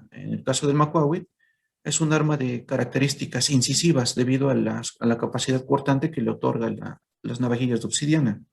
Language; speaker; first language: Spanish; native; Spanish